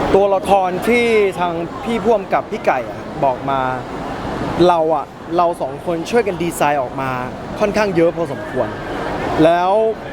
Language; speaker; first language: Thai; early bilingual, heritage; Thai